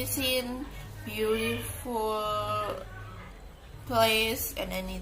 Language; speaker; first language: English; non-native, learner; Indonesian